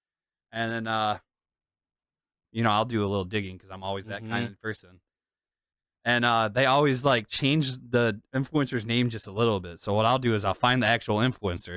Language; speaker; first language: English; native; English